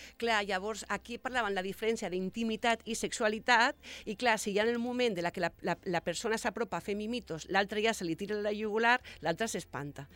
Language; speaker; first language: Catalan; non-native, local second language; Spanish